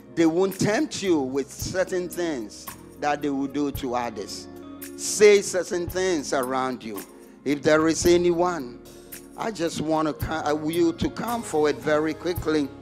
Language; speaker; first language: English; non-native, local second language; Akan